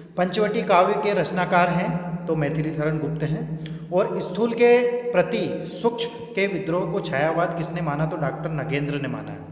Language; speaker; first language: Hindi; native; Hindi